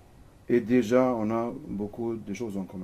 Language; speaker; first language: French; non-native, fluent; Arabic